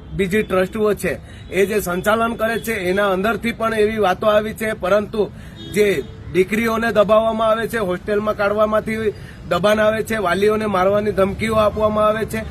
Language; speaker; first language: Gujarati; non-native, local second language; Kukna